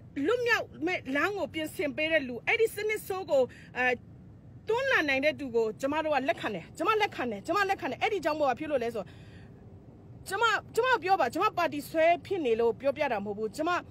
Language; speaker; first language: Burmese; non-native, local second language; Kachin